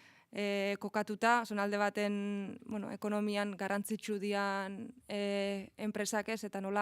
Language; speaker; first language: Basque; native; Basque